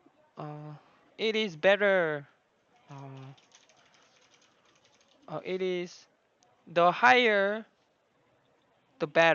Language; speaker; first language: English; non-native, learner; Korean